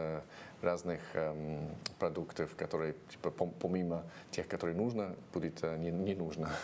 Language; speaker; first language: Russian; non-native, fluent; English